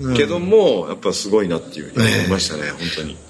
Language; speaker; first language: Japanese; native; Japanese